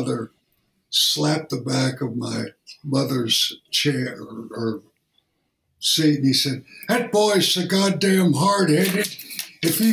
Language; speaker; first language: English; native; English